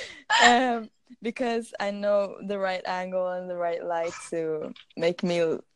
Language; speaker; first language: English; non-native, fluent; Swedish